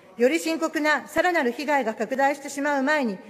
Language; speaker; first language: Japanese; native; Japanese